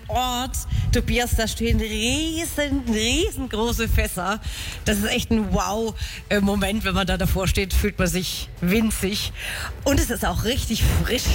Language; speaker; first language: German; native; German